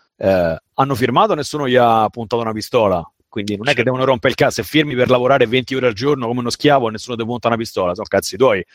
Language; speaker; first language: Italian; native; Italian